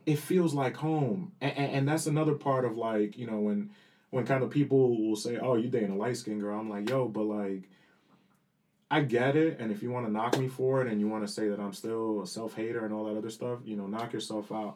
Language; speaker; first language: English; early bilingual, other home language; Spanish